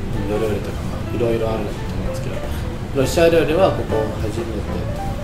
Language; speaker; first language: Japanese; non-native, fluent; Russian